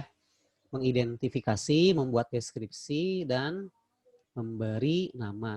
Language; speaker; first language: Indonesian; native; Indonesian